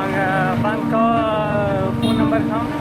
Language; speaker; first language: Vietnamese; non-native, learner; Urdu